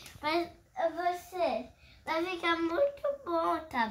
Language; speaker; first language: Portuguese; early bilingual, heritage; Portuguese